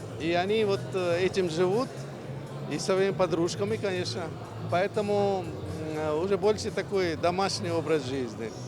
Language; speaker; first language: Russian; non-native, fluent; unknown